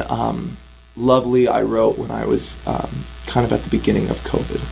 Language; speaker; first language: English; native; English